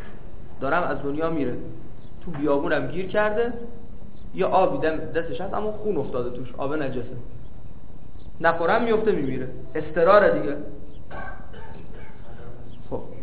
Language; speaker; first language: Persian; native; Persian